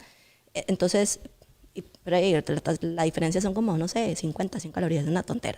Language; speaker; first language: Spanish; native; Spanish